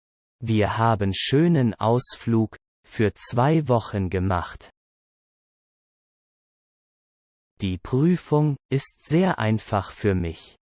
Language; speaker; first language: German; non-native, learner; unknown